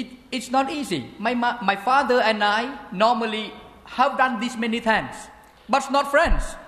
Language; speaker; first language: English; non-native, fluent; Khmer